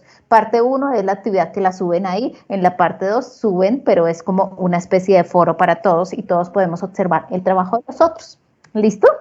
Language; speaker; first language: Spanish; native; Spanish